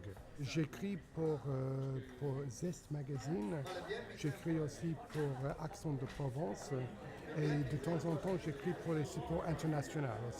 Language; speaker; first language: French; non-native, fluent; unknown